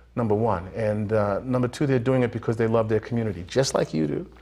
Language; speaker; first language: English; native; English